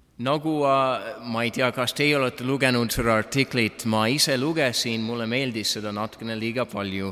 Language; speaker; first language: Estonian; non-native, fluent; English